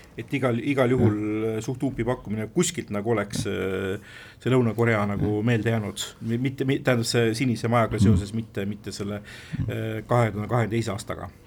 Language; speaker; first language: Estonian; native; Estonian